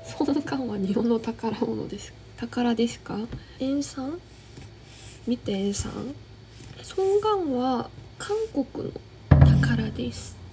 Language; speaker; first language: Japanese; non-native, fluent; Korean